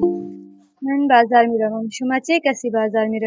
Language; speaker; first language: Persian; non-native, learner; Urdu